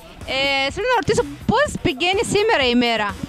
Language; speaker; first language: Greek; non-native, learner; Arabic